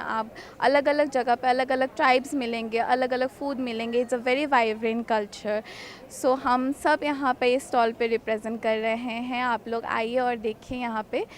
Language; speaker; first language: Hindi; non-native, local second language; Assamese